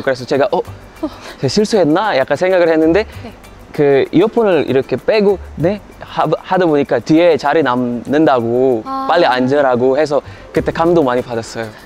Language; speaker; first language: Korean; non-native, fluent; Indonesian